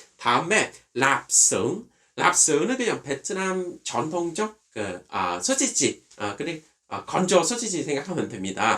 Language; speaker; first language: Korean; non-native, fluent; Vietnamese